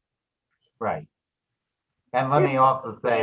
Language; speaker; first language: English; native; English